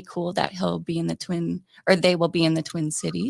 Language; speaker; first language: English; native; English